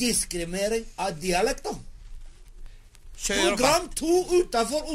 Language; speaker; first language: Norwegian; non-native, learner; Turkish